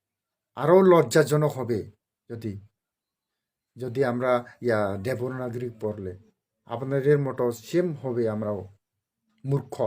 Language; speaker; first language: Bangla; non-native, local second language; Kok Borok